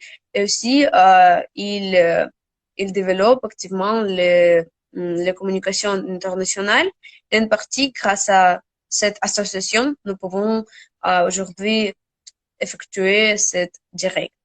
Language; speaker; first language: French; non-native, learner; Russian